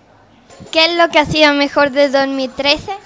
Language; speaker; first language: Spanish; native; Spanish